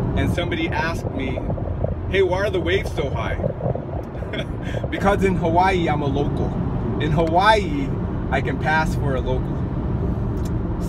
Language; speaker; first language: English; native; English